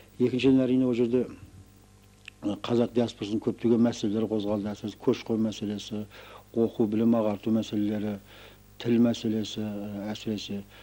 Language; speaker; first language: Kazakh; early bilingual, heritage; Kazakh